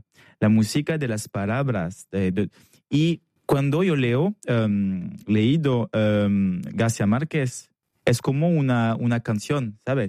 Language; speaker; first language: Spanish; non-native, learner; French